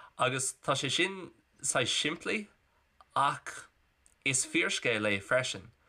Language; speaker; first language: Irish; non-native, local second language; English